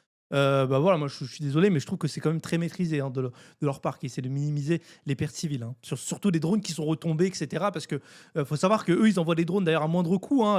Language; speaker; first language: French; native; French